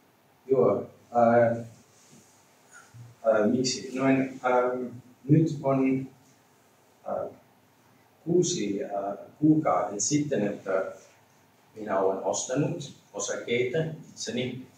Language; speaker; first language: Finnish; non-native, learner; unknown